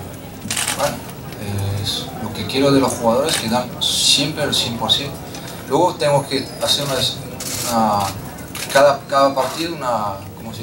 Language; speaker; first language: Spanish; non-native, fluent; French